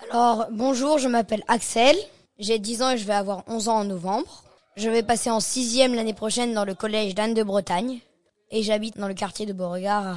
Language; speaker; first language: French; native; French